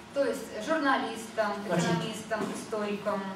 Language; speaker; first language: Russian; native; Russian